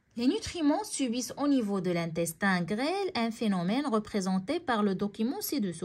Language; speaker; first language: French; non-native, local second language; Arabic